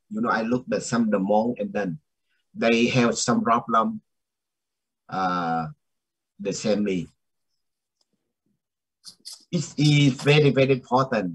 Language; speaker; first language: English; non-native, learner; Vietnamese